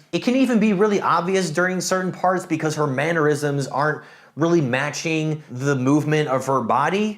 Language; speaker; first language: English; native; English